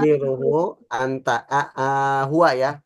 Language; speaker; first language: Arabic; non-native, fluent; Indonesian